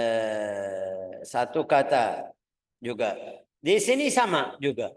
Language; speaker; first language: Indonesian; non-native, fluent; Arabic